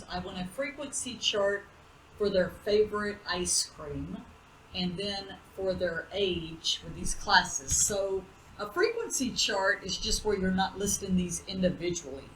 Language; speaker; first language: English; native; English